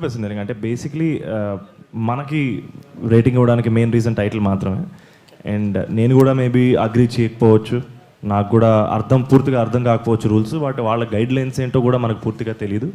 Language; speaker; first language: Telugu; native; Telugu